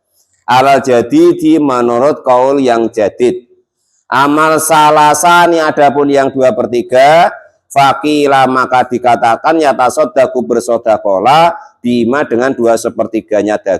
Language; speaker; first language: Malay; non-native, local second language; Javanese